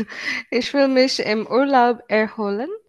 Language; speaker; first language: German; non-native, learner; Bangla